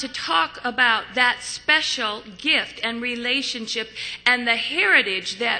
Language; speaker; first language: English; native; English